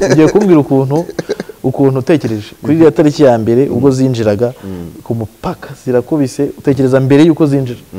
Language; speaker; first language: Kinyarwanda; native; Kinyarwanda